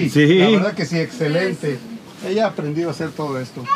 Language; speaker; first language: Spanish; native; Spanish